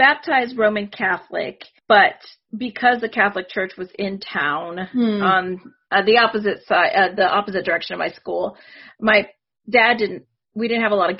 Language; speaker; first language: English; early bilingual, other home language; Spanish